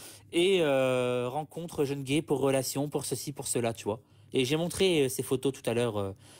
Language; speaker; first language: French; native; French